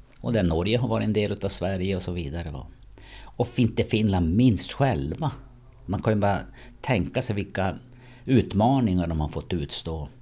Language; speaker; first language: Swedish; native; Swedish